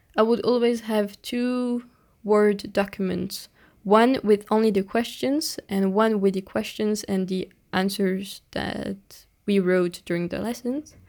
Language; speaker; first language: English; non-native, fluent; French